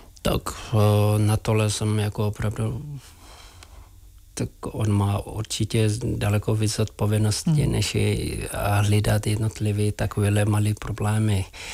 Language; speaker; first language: Czech; non-native, fluent; Tibetan